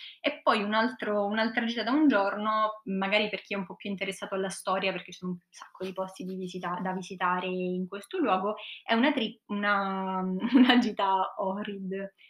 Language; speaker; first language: Italian; native; Italian